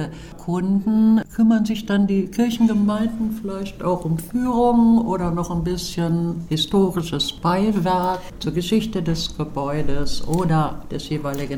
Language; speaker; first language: German; native; German